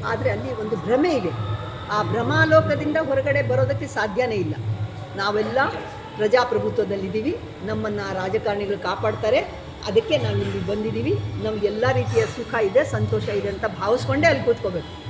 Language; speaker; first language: Kannada; non-native, local second language; Lambadi